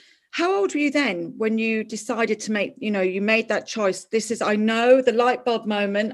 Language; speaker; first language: English; native; English